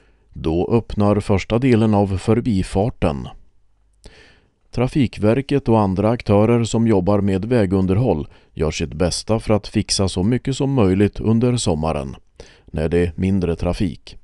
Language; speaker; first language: Swedish; native; Swedish